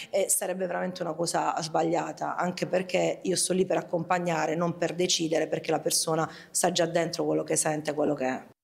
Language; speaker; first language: Italian; native; Italian